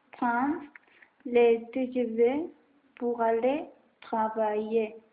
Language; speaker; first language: French; non-native, learner; Spanish